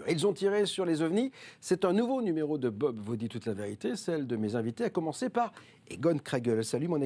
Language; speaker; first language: French; native; French